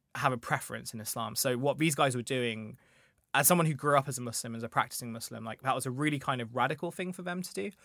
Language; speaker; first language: English; native; English